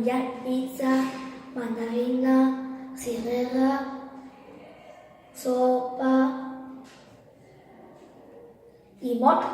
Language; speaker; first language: Catalan; early bilingual, other home language; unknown